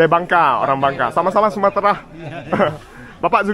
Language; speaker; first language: Indonesian; non-native, fluent; Chinese